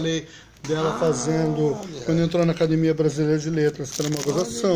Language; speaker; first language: Portuguese; native; Portuguese